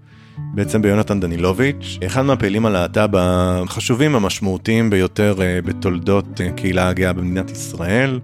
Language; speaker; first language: Hebrew; native; Hebrew